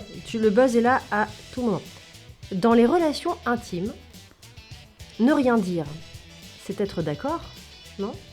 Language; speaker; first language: French; native; French